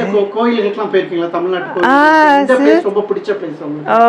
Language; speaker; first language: Tamil; native; Tamil